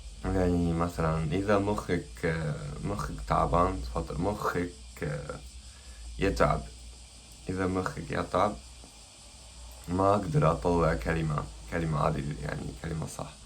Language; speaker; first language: Arabic; non-native, learner; Japanese